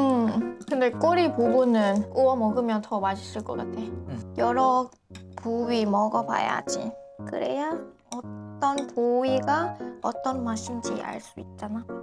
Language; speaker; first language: Korean; non-native, fluent; Lao